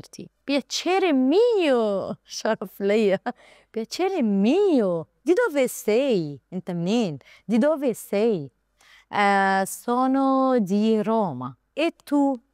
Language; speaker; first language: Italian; non-native, learner; Arabic